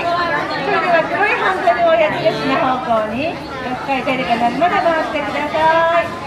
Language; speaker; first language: Japanese; native; Japanese